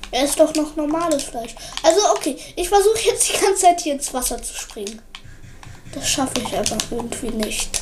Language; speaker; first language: German; native; German